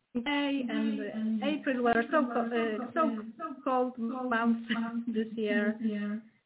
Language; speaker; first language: English; non-native, fluent; Polish